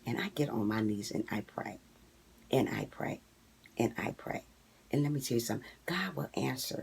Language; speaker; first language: English; native; English